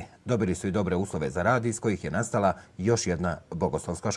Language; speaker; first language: Bosnian; native; Bosnian